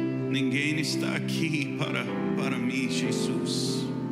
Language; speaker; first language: Portuguese; non-native, learner; English